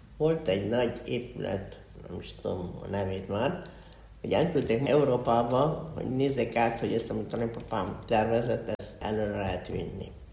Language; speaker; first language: Hungarian; early bilingual, heritage; Hungarian